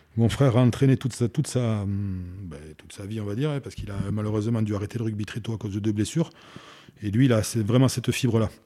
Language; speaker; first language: French; native; French